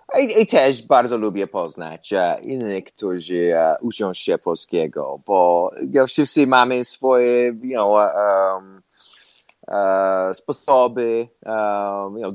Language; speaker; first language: Polish; non-native, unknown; English